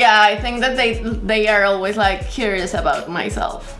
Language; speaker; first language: English; non-native, fluent; Spanish